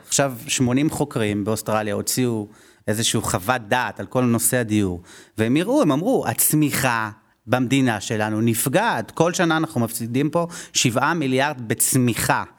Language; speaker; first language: Hebrew; native; Hebrew